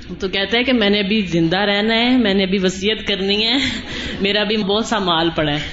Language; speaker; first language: Urdu; native; Urdu